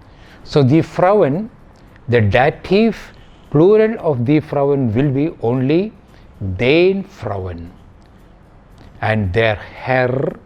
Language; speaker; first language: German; non-native, fluent; Malayalam